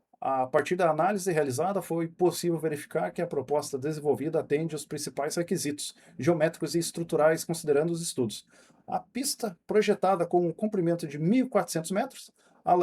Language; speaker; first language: Portuguese; native; Portuguese